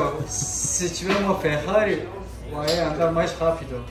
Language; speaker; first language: Portuguese; non-native, learner; Turkish